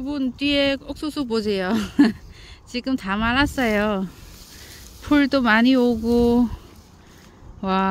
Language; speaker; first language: Korean; non-native, learner; Vietnamese